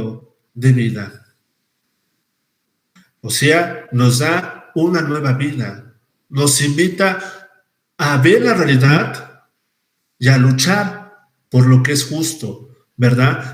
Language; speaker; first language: Spanish; native; Spanish